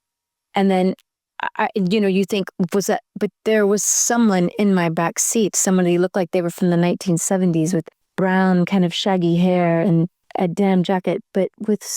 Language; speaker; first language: English; native; English